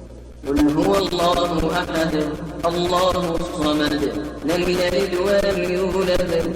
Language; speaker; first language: Arabic; native; Arabic